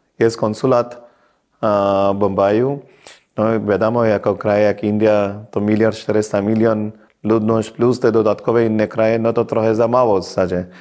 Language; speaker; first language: Polish; non-native, fluent; Hindi